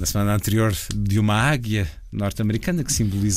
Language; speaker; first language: Portuguese; native; Portuguese